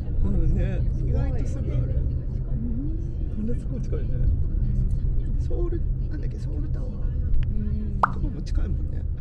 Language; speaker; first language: Japanese; native; Japanese